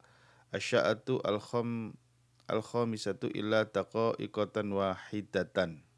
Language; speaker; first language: Arabic; non-native, fluent; Indonesian